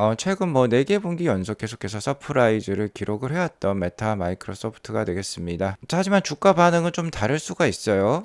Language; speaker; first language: Korean; native; Korean